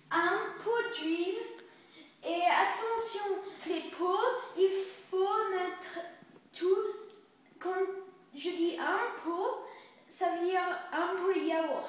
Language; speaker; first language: French; early bilingual, other home language; English